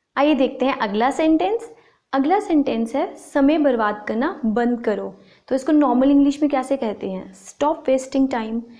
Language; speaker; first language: Hindi; native; Hindi